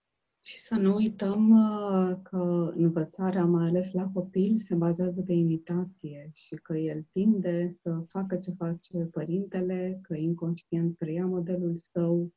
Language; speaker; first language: Romanian; native; Romanian